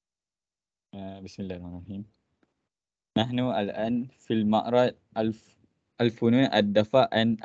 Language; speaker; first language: Arabic; non-native, learner; Malay